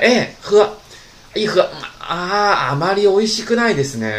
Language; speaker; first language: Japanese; non-native, fluent; Chinese